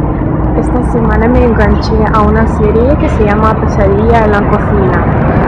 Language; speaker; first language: Spanish; non-native, fluent; Russian